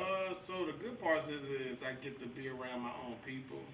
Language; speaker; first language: English; native; English